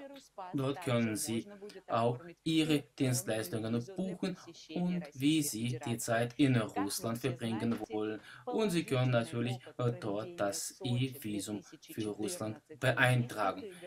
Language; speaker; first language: German; non-native, fluent; Russian